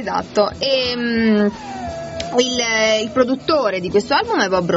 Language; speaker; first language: Italian; native; Italian